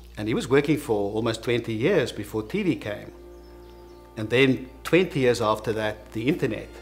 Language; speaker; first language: English; non-native, local second language; Afrikaans